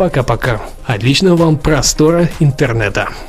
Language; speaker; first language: Russian; native; Russian